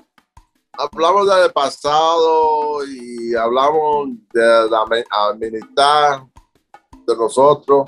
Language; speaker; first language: Spanish; early bilingual, other home language; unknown